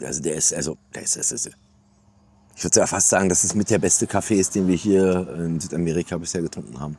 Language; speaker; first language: German; native; German